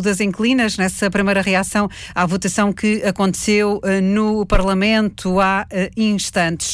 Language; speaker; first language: Portuguese; native; Portuguese